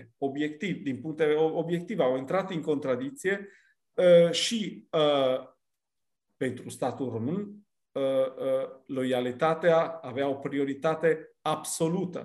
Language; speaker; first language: Romanian; non-native, fluent; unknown